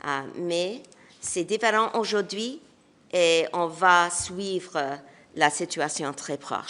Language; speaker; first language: French; non-native, local second language; English